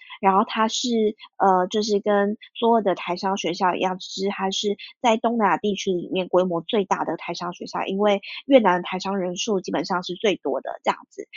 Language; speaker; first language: Chinese; early bilingual, heritage; Chinese